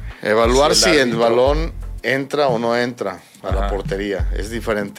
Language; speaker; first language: Spanish; native; Spanish